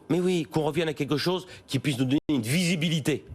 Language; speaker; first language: French; native; French